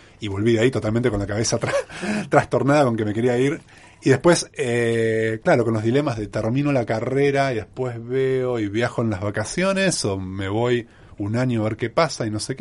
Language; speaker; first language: Spanish; native; Spanish